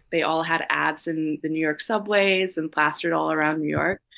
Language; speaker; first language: English; non-native, fluent; Danish